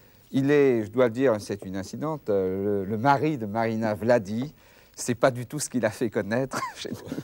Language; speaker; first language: French; native; French